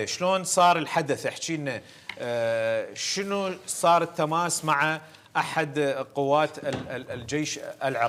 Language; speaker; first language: Arabic; native; Arabic